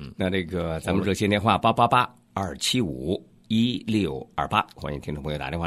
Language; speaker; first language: Chinese; native; Chinese